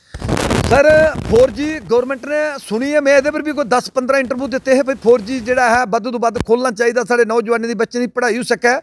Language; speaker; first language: Punjabi; non-native, local second language; Dogri